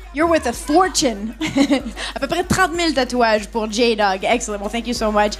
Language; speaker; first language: French; native; French